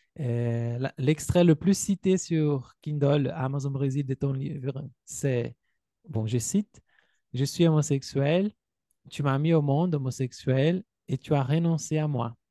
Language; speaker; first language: French; non-native, fluent; Portuguese